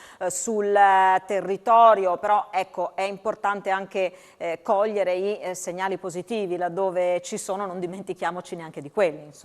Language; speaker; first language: Italian; native; Italian